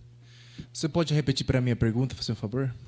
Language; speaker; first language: Portuguese; non-native, fluent; Spanish